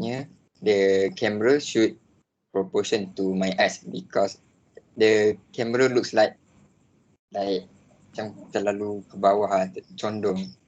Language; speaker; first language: English; non-native, local second language; Malay